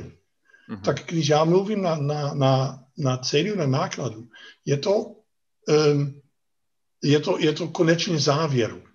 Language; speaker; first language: Czech; non-native, fluent; Dutch